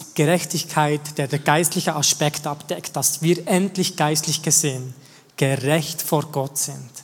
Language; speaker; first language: German; native; German